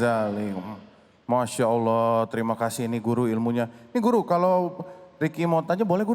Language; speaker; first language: Indonesian; native; Indonesian